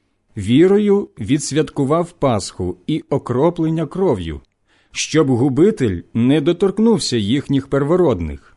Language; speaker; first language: Ukrainian; native; Ukrainian